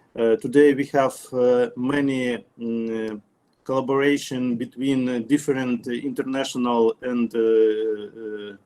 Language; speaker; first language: English; non-native, learner; Ukrainian